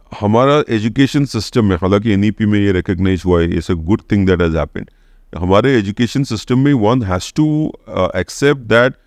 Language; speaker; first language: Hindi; non-native, local second language; Odia